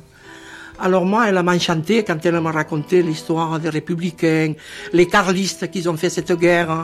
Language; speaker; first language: French; non-native, fluent; Spanish